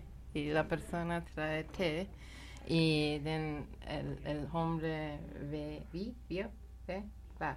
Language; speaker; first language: Spanish; non-native, learner; Persian